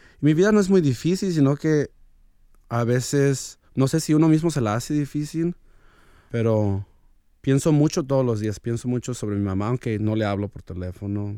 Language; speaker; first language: Spanish; early bilingual, heritage; Spanish